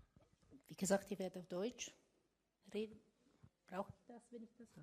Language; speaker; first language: German; non-native, local second language; Italian